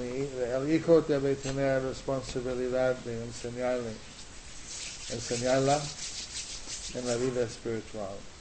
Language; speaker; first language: Spanish; non-native, learner; English